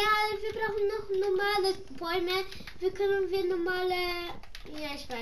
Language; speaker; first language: German; non-native, learner; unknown